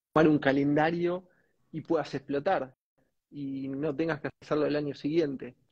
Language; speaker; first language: Spanish; native; Spanish